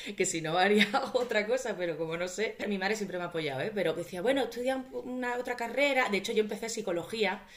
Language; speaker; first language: Spanish; native; Spanish